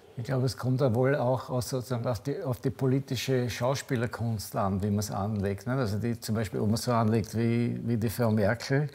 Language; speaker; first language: German; native; German